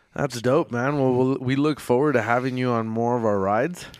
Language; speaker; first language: English; early bilingual, other home language; Spanish